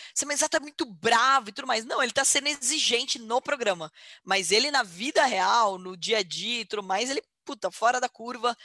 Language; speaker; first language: Portuguese; native; Portuguese